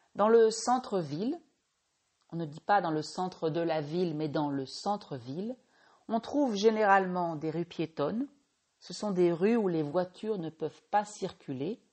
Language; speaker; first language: French; native; French